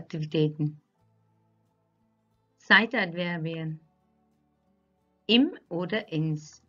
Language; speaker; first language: German; non-native, fluent; Turkish